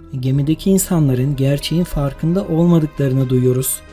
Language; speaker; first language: Turkish; native; Turkish